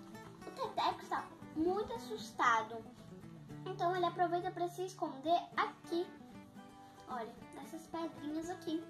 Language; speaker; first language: Portuguese; native; Portuguese